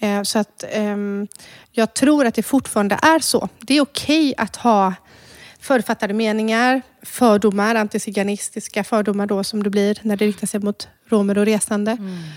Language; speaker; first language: Swedish; native; Swedish